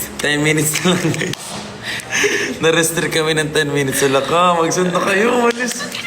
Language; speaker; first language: Filipino; native; Filipino